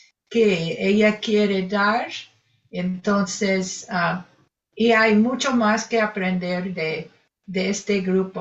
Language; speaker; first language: Spanish; non-native, fluent; English